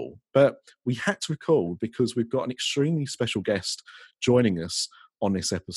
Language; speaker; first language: English; native; English